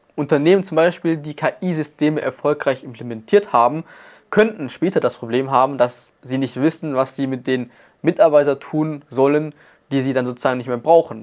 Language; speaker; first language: German; native; German